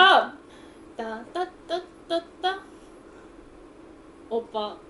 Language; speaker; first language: Korean; non-native, learner; Japanese